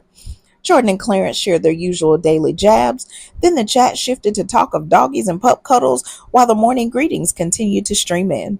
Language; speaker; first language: English; native; English